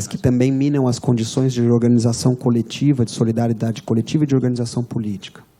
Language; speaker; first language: Portuguese; native; Portuguese